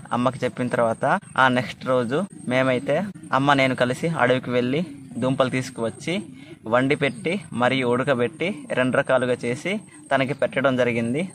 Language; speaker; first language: Telugu; non-native, local second language; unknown